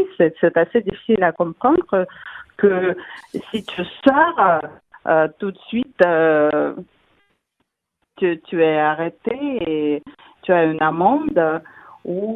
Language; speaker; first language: French; non-native, fluent; Russian